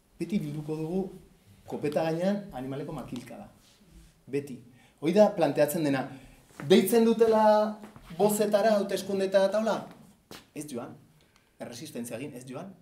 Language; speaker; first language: Basque; native; Basque